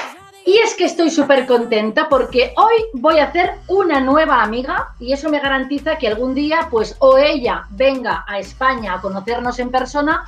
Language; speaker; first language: Spanish; native; Spanish